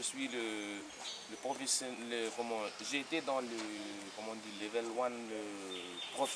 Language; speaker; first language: French; non-native, learner; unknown